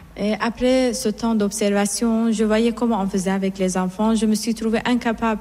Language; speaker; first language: French; non-native, fluent; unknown